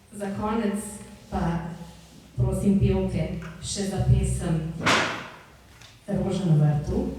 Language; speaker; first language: Slovenian; native; Slovenian